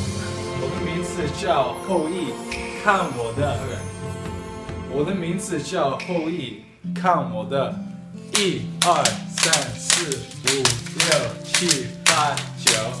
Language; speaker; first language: Chinese; non-native, learner; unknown